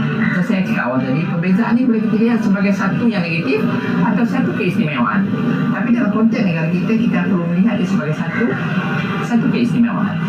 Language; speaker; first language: Malay; native; Malay